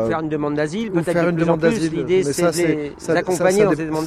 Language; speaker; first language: French; native; French